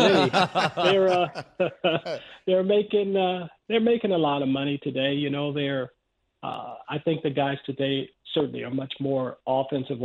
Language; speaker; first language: English; native; English